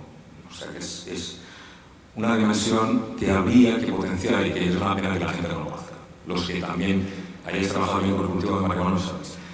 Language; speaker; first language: Spanish; native; Spanish